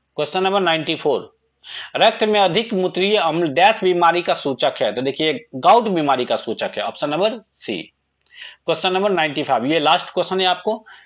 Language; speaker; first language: Hindi; native; Hindi